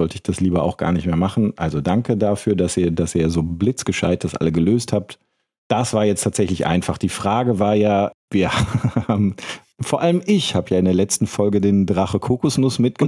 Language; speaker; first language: German; native; German